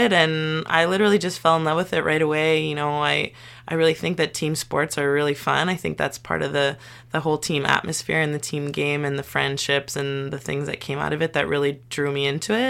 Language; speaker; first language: English; native; English